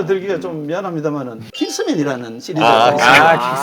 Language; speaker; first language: Korean; native; Korean